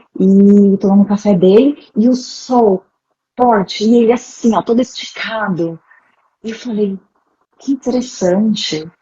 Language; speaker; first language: Portuguese; native; Portuguese